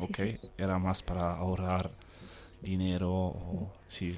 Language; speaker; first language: Spanish; non-native, fluent; Danish